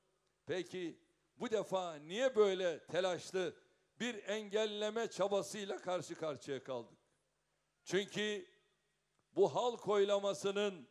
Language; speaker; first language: Turkish; native; Turkish